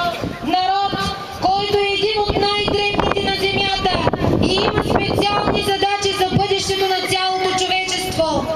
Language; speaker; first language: Bulgarian; native; Bulgarian